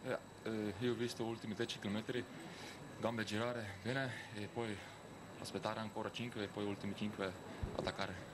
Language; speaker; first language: Italian; non-native, learner; Slovenian